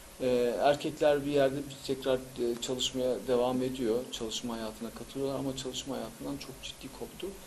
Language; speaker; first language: Turkish; early bilingual, heritage; Turkish